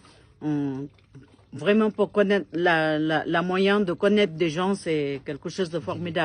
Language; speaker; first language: French; non-native, learner; Sherpa